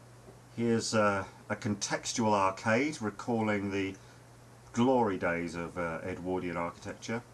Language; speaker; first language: English; native; English